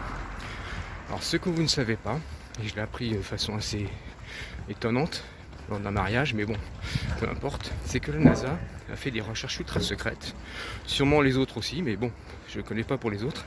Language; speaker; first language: French; native; French